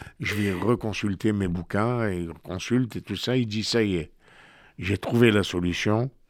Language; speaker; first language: French; native; French